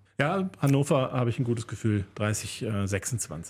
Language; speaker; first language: German; native; German